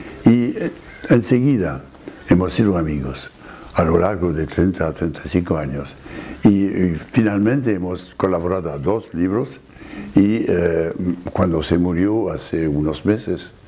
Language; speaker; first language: Spanish; non-native, fluent; French